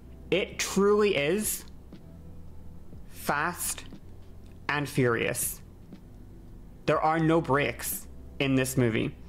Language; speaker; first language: English; native; English